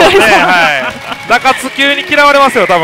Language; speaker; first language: Japanese; native; Japanese